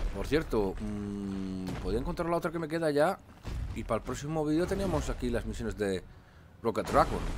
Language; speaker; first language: Spanish; native; Spanish